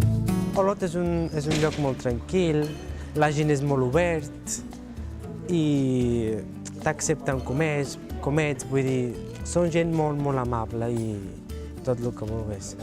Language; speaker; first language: Catalan; early bilingual, other home language; Georgian